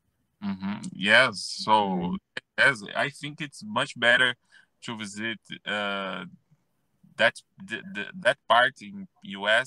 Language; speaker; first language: English; non-native, learner; Portuguese